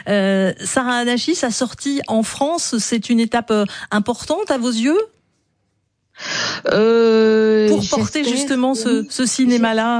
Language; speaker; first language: French; native; French